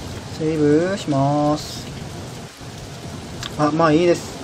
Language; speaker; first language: Japanese; non-native, learner; Korean